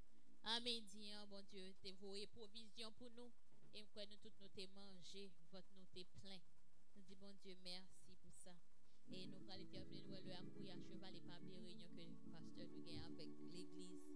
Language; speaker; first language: French; non-native, local second language; Haitian Creole